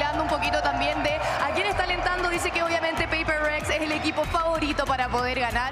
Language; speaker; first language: Spanish; native; Spanish